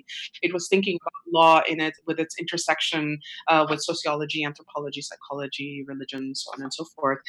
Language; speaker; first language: English; non-native, local second language; Urdu